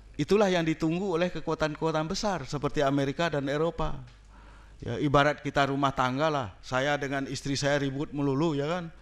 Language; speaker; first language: Indonesian; non-native, local second language; Minangkabau